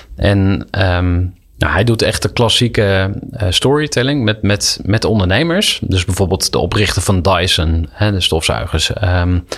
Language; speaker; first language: Dutch; native; Dutch